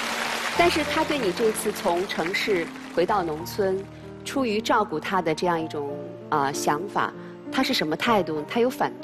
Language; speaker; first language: Chinese; native; Chinese